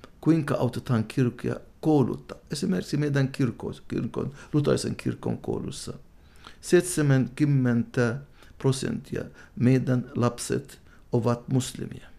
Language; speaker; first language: Finnish; non-native, fluent; Arabic